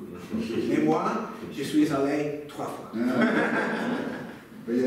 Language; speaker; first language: French; non-native, fluent; English